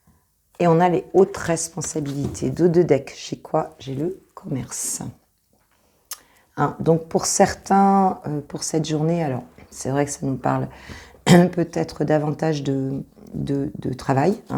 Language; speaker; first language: French; native; French